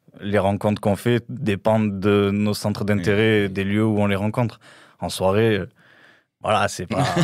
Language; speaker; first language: French; native; French